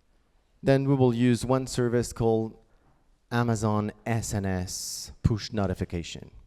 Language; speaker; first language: English; non-native, fluent; French